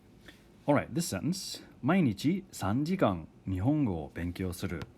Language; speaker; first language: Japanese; non-native, fluent; English